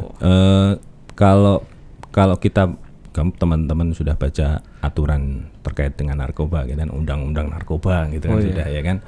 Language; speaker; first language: Indonesian; native; Indonesian